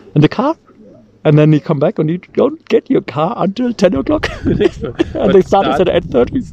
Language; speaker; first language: English; non-native, learner; German